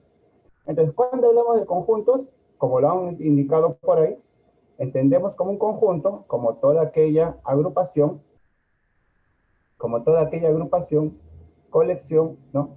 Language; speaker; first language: Spanish; native; Spanish